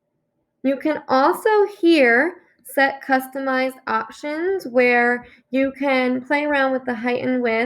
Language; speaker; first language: English; native; English